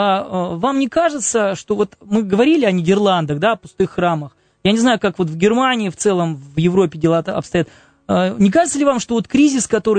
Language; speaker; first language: Russian; native; Russian